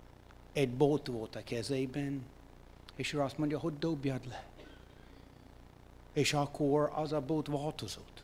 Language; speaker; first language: Hungarian; non-native, fluent; English